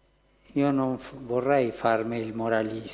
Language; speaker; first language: Italian; early bilingual, heritage; Spanish